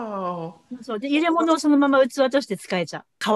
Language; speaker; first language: Japanese; native; Japanese